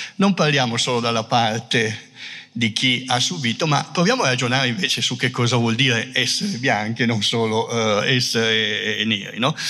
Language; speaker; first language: Italian; native; Italian